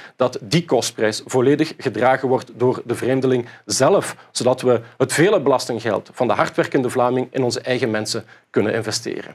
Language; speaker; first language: Dutch; native; Dutch